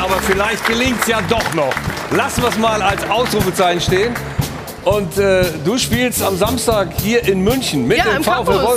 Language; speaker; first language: German; native; German